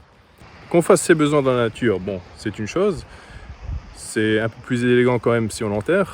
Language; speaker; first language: French; native; French